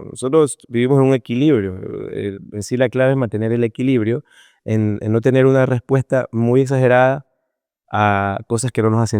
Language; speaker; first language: Spanish; native; Spanish